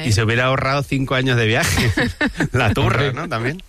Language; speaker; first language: Spanish; native; Spanish